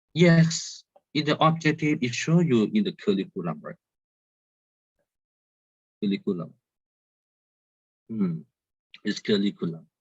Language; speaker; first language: English; non-native, learner; Thai